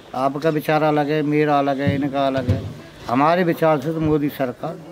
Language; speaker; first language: Hindi; native; Hindi